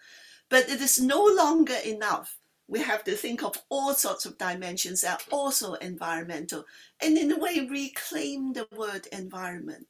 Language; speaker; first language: English; non-native, local second language; Cantonese